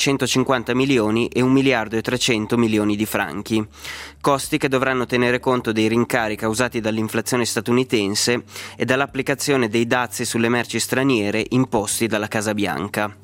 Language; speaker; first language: Italian; native; Italian